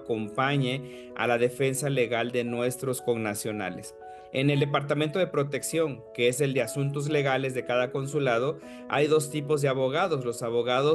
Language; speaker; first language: Spanish; native; Spanish